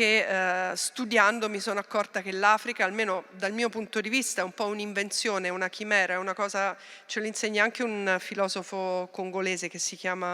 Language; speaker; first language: Italian; native; Italian